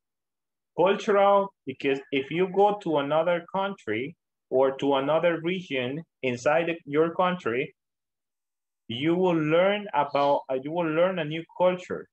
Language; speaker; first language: English; non-native, learner; Spanish